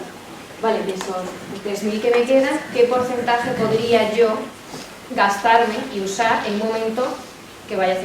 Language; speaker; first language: Spanish; native; Spanish